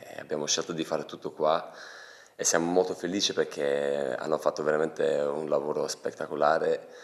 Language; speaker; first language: Italian; non-native, fluent; Albanian